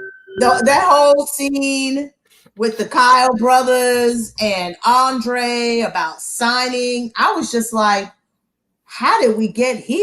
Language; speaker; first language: English; native; English